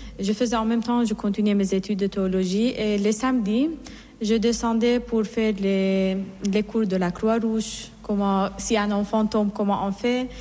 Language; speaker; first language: French; non-native, fluent; Persian